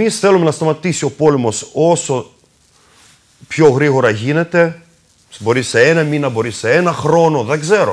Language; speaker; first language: Greek; non-native, fluent; Russian